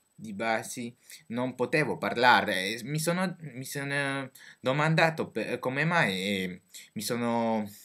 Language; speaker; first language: Italian; non-native, learner; French